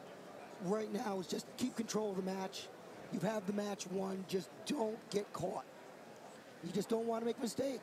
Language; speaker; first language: English; native; English